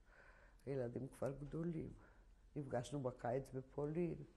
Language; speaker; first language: Hebrew; non-native, fluent; Polish